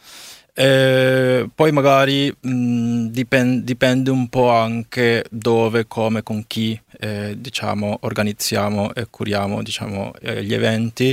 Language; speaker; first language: Italian; non-native, fluent; Spanish